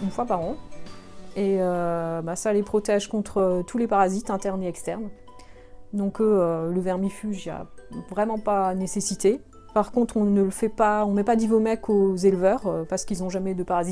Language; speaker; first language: French; native; French